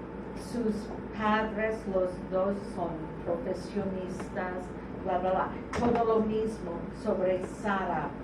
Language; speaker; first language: Spanish; non-native, fluent; English